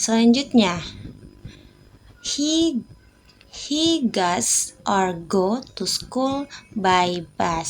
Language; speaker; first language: English; non-native, learner; Indonesian